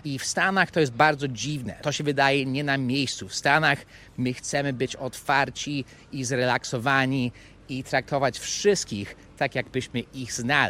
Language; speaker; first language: Polish; non-native, fluent; English